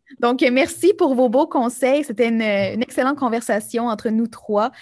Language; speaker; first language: French; native; French